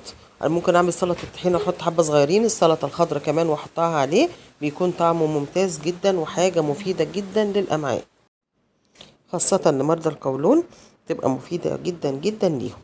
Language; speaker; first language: Arabic; native; Arabic